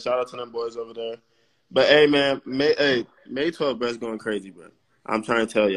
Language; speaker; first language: English; native; English